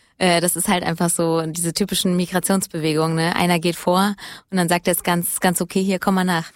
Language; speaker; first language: German; early bilingual, other home language; Italian